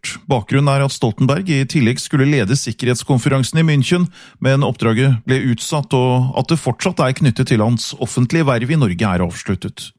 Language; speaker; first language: Norwegian; native; Norwegian